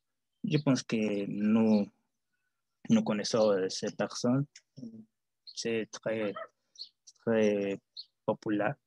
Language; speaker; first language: French; non-native, learner; Spanish